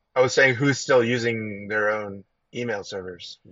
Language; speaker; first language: English; early bilingual, other home language; Chinese